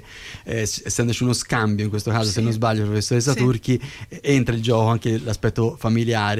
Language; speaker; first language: Italian; native; Italian